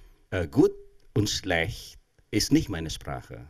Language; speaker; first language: German; non-native, fluent; Indonesian